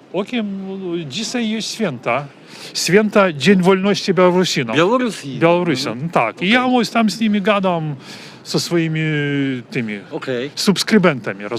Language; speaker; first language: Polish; non-native, learner; Belarusian